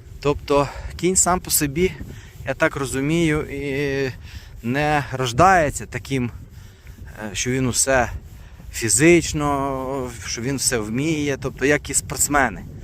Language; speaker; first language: Ukrainian; non-native, local second language; Russian